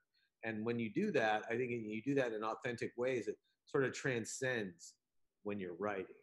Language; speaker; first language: English; native; English